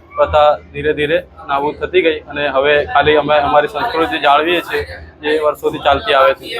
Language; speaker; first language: Gujarati; native; Gujarati